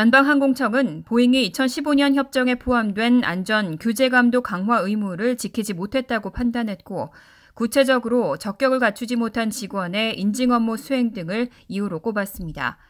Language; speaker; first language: Korean; native; Korean